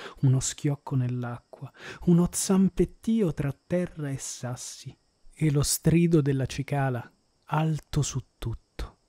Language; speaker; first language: Italian; native; Italian